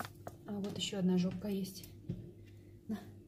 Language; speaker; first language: Russian; native; Russian